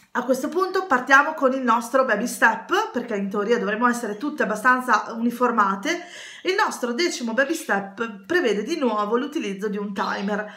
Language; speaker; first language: Italian; native; Italian